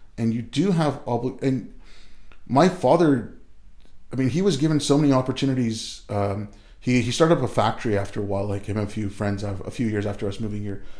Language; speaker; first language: English; early bilingual, other home language; Urdu